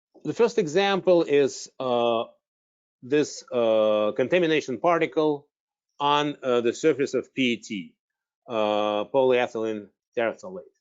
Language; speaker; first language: English; non-native, fluent; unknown